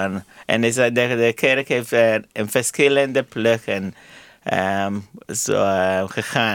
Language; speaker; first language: Dutch; non-native, learner; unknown